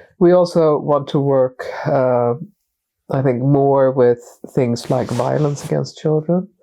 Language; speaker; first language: English; non-native, fluent; Swedish